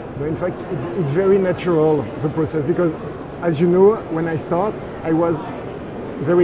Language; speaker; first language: English; non-native, fluent; French